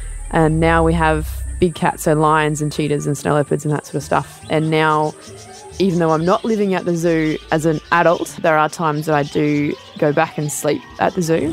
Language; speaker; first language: English; native; English